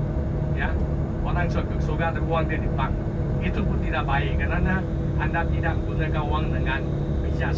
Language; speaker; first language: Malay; non-native, local second language; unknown